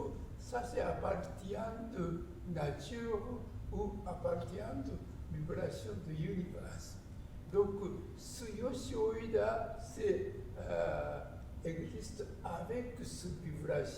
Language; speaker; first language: French; non-native, learner; Japanese